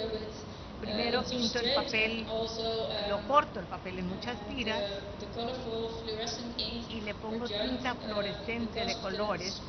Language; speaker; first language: Spanish; non-native, fluent; Dutch